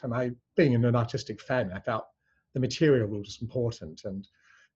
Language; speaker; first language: English; native; English